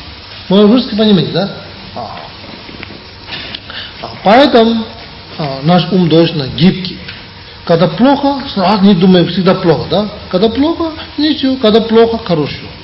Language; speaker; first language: Russian; non-native, learner; Tibetan